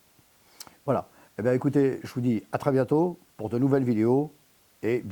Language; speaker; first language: French; native; French